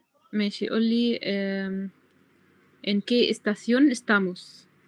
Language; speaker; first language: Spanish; non-native, fluent; Arabic